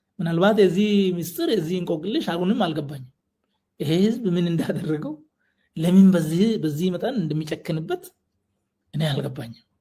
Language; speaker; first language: Amharic; non-native, local second language; Oromo